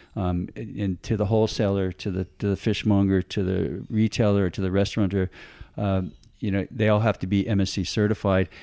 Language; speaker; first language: English; native; English